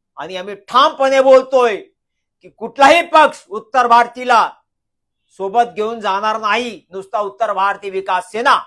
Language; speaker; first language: Marathi; non-native, local second language; Hindi